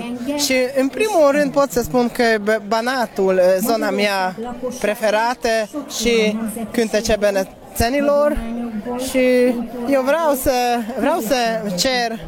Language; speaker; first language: Romanian; non-native, learner; Hungarian